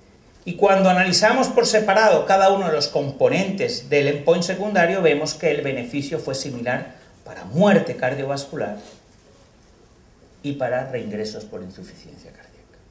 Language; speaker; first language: Spanish; native; Spanish